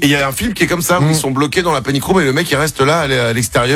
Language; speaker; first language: French; native; French